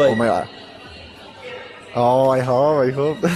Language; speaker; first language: English; non-native, learner; Spanish